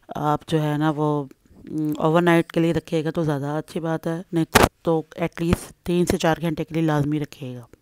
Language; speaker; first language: Urdu; native; Urdu